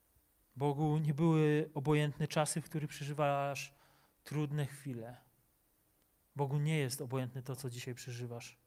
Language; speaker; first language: Polish; native; Polish